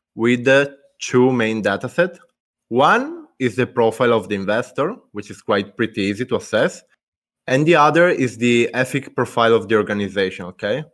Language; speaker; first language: English; non-native, fluent; Italian